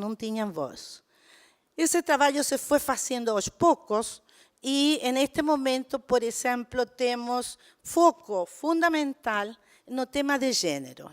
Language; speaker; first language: Portuguese; non-native, fluent; Spanish